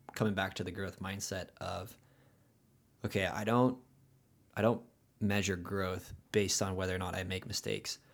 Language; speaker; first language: English; native; English